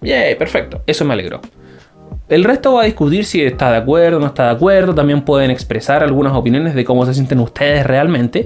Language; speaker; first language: Spanish; native; Spanish